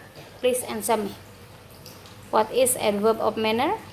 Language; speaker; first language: English; non-native, fluent; Indonesian